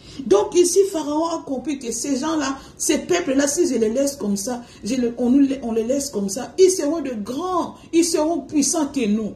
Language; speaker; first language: French; non-native, local second language; Lingala